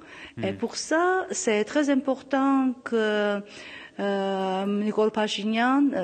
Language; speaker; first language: French; non-native, local second language; Armenian